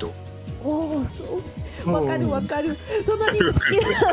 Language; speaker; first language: Japanese; non-native, learner; Spanish